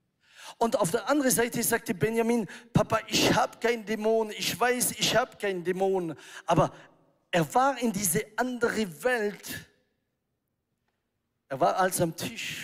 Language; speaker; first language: German; non-native, fluent; French